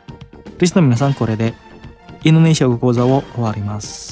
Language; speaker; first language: Japanese; non-native, fluent; Indonesian